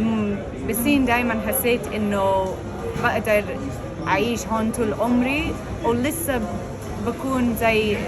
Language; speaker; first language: Arabic; non-native, fluent; English